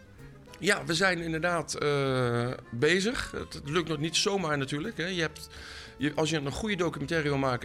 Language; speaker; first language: Dutch; native; Dutch